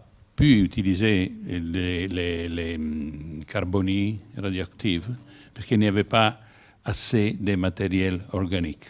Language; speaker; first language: French; non-native, learner; Italian